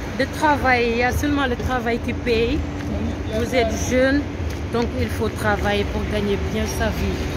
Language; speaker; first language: French; non-native, local second language; Wolof